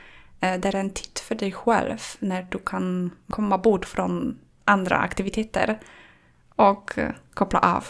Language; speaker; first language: Swedish; non-native, fluent; Polish